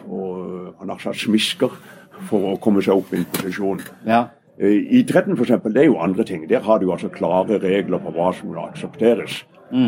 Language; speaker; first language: Norwegian; native; Norwegian